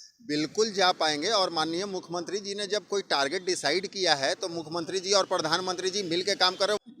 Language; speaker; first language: Hindi; native; Hindi